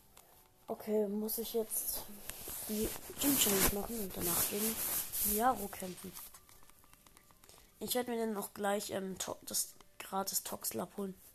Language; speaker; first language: German; native; German